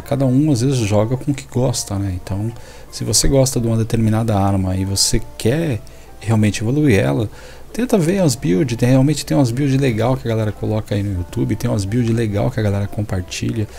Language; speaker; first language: Portuguese; native; Portuguese